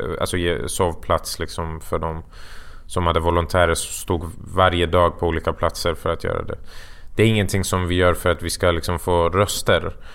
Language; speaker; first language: Swedish; early bilingual, other home language; Persian